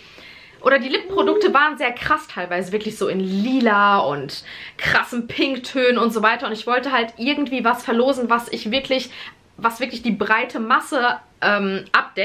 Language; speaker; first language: German; native; German